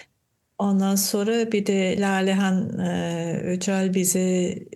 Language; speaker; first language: Turkish; non-native, fluent; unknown